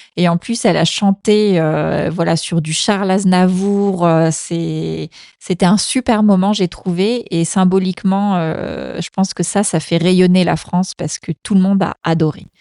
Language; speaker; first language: French; native; French